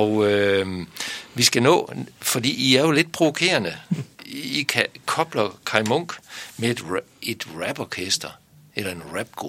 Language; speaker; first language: Danish; native; Danish